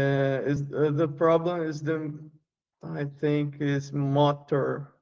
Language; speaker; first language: English; non-native, learner; Portuguese